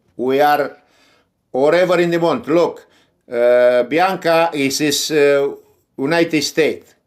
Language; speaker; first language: English; non-native, learner; Romanian